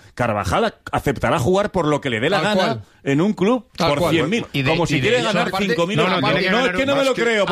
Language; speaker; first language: Spanish; native; Spanish